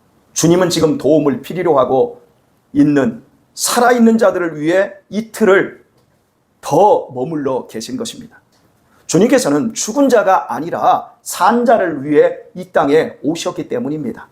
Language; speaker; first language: Korean; native; Korean